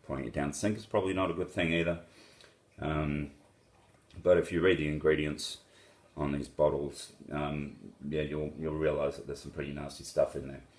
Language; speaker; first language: English; native; English